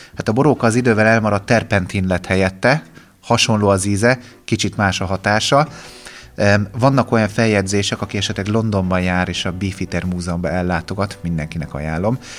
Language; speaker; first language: Hungarian; native; Hungarian